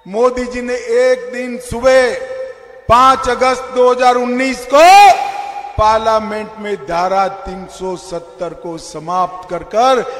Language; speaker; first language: Hindi; non-native, local second language; Gujarati